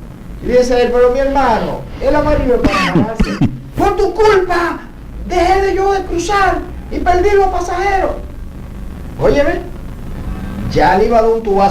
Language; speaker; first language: Spanish; native; Spanish